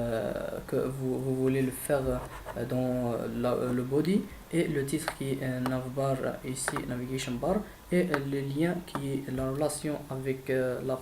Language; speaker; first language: French; non-native, fluent; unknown